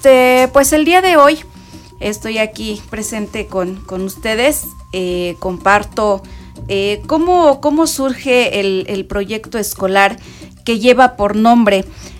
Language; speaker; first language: Spanish; non-native, local second language; Nahuatl languages